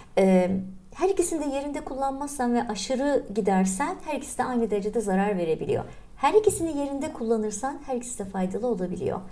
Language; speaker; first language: Turkish; native; Turkish